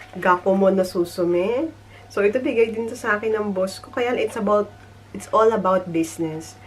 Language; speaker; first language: Filipino; native; Filipino